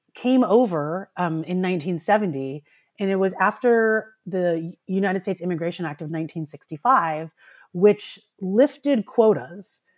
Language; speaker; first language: English; early bilingual, other home language; Filipino